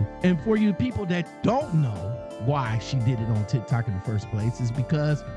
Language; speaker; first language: English; native; English